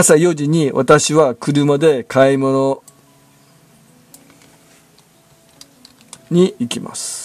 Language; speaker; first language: Japanese; non-native, learner; English